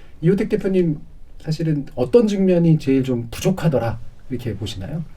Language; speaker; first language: Korean; native; Korean